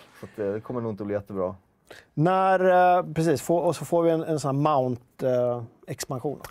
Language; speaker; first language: Swedish; native; Swedish